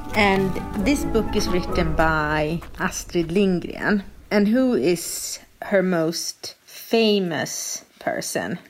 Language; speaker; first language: English; non-native, fluent; Swedish